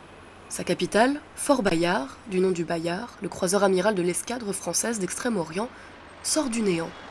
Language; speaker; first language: French; native; French